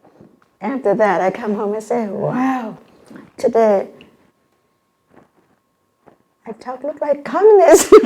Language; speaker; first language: English; non-native, learner; Vietnamese